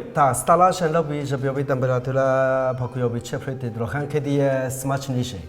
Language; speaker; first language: Polish; non-native, fluent; Burmese